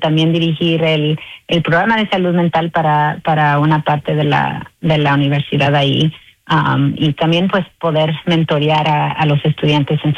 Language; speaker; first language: Spanish; early bilingual, heritage; Spanish